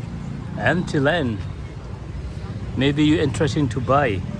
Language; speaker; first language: English; non-native, local second language; Indonesian